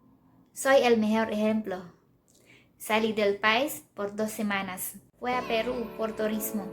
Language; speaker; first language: Spanish; non-native, learner; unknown